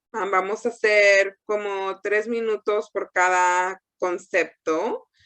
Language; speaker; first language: Spanish; early bilingual, heritage; Spanish